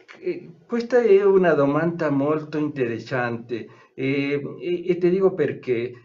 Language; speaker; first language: Italian; non-native, learner; Spanish